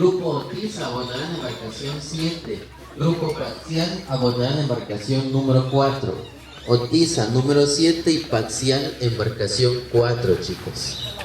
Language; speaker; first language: Spanish; native; Spanish